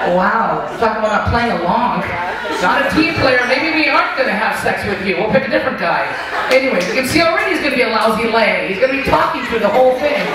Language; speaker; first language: English; native; English